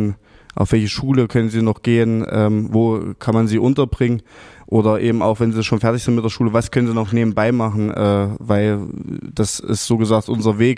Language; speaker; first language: German; native; German